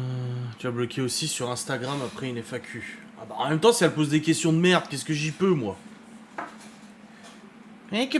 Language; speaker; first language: French; native; French